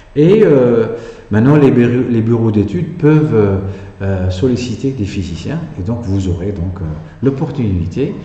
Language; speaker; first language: French; non-native, local second language; Arabic